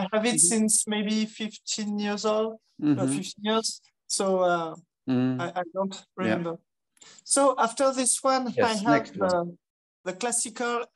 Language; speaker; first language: English; non-native, fluent; French